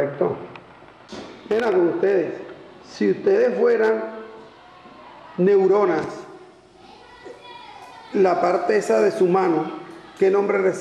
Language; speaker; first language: Spanish; native; Spanish